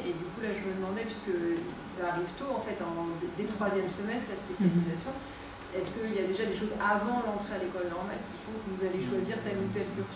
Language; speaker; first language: French; native; French